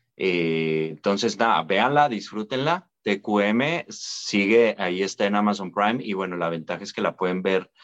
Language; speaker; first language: Spanish; native; Spanish